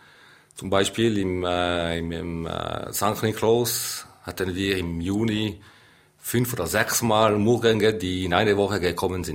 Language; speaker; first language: German; non-native, local second language; French